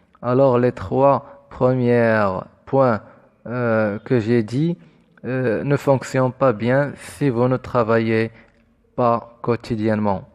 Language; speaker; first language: French; non-native, fluent; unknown